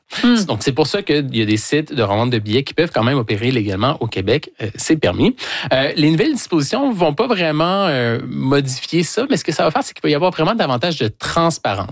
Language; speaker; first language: French; native; French